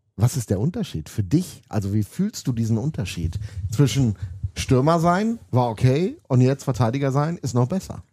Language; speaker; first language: German; native; German